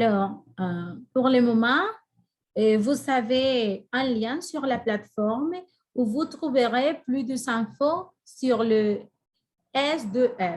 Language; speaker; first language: French; non-native, fluent; Spanish